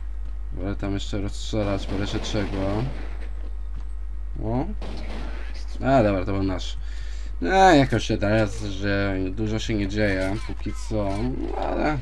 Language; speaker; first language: Polish; native; Polish